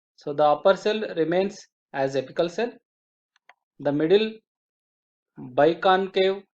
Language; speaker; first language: English; non-native, local second language; Telugu